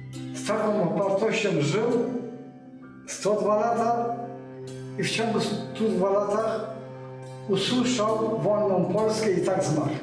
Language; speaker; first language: Polish; early bilingual, heritage; Polish